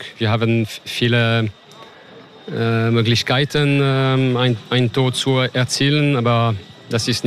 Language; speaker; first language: German; non-native, learner; French